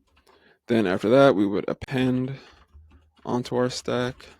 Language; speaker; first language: English; native; English